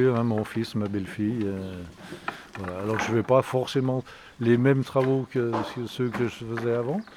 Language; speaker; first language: French; native; French